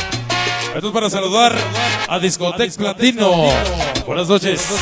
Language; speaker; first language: Spanish; native; Spanish